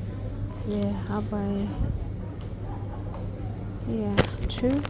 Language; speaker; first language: English; non-native, local second language; Filipino